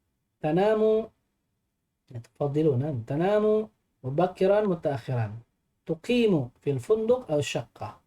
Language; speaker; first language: Arabic; non-native, fluent; Indonesian